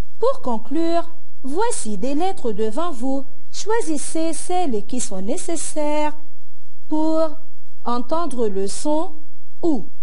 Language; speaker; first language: French; non-native, local second language; Arabic